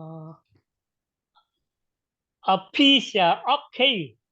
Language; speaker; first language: English; non-native, learner; Vietnamese